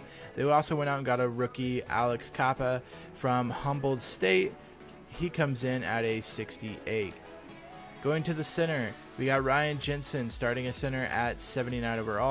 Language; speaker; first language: English; native; English